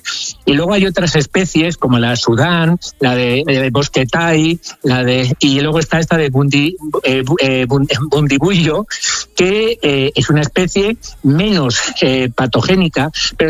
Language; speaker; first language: Spanish; native; Spanish